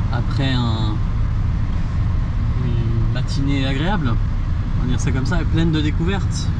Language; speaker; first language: French; native; French